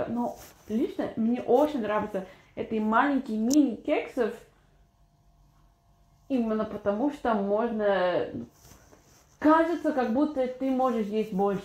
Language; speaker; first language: Russian; non-native, fluent; English